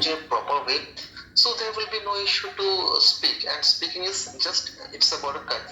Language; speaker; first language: English; non-native, local second language; Bangla